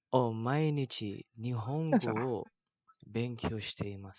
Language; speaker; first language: Japanese; non-native, learner; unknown